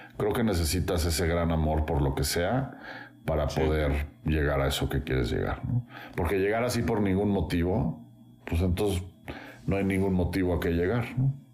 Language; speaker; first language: Spanish; native; Spanish